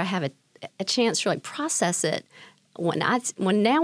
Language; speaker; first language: English; native; English